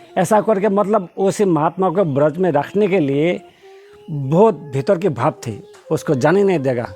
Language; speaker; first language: Hindi; non-native, local second language; Bangla